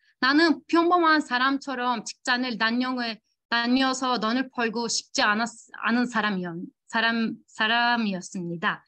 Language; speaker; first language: Korean; non-native, fluent; Turkish